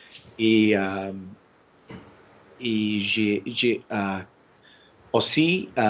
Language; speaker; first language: French; non-native, learner; English